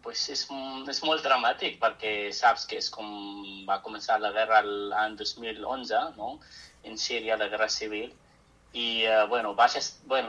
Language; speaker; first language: Catalan; non-native, fluent; Arabic